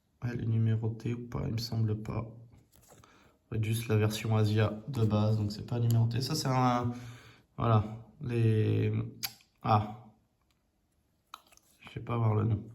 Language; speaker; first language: French; native; French